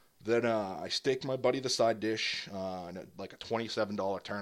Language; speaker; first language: English; native; English